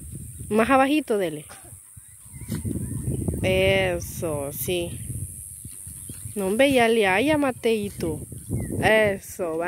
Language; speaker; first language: Spanish; native; Spanish